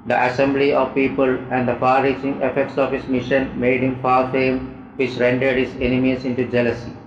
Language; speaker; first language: English; non-native, local second language; Malayalam